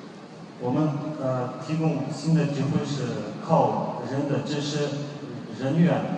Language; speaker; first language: Chinese; non-native, learner; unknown